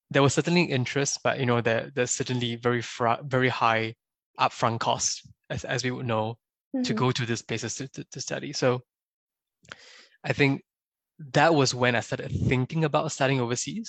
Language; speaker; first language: English; native; English